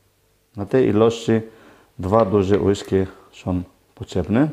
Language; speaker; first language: Polish; non-native, learner; Greek